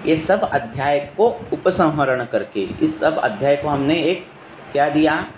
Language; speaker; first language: Hindi; non-native, local second language; Marathi